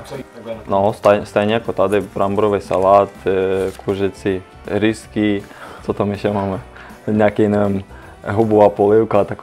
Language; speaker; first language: Czech; non-native, learner; Ukrainian